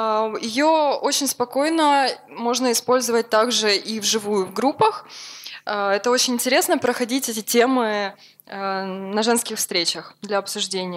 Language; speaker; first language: Russian; native; Russian